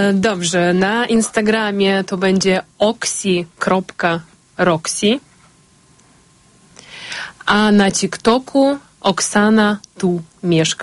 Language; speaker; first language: Polish; non-native, fluent; Ukrainian